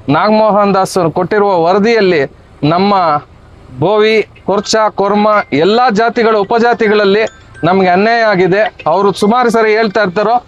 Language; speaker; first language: Kannada; native; Kannada